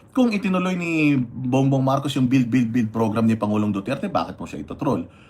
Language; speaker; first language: Filipino; non-native, local second language; Iloko